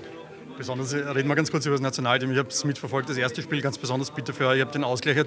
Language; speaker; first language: German; native; German